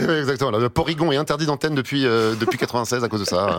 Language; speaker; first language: French; native; French